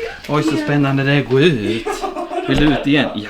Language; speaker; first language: Swedish; native; Swedish